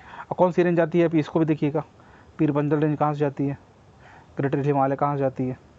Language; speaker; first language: Hindi; native; Hindi